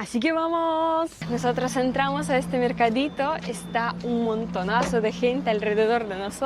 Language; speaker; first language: Spanish; non-native, fluent; Russian